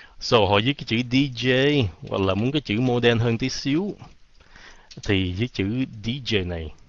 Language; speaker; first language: Vietnamese; early bilingual, heritage; Vietnamese